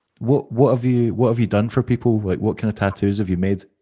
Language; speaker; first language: English; native; English